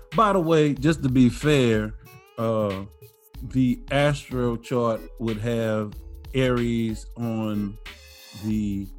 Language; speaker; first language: English; native; English